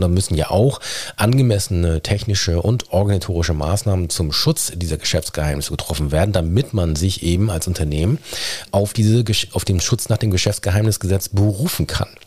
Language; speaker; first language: German; native; German